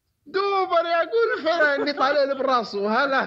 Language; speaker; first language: Arabic; native; Arabic